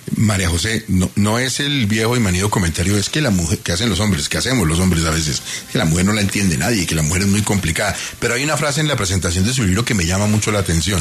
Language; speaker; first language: Spanish; native; Spanish